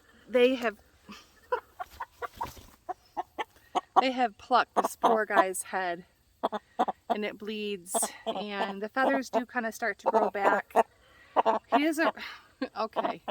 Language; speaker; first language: English; native; English